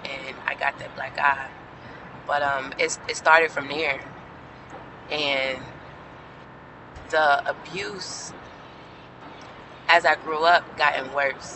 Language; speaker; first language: English; native; English